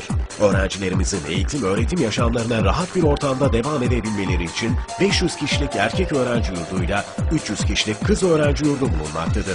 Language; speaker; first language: Turkish; native; Turkish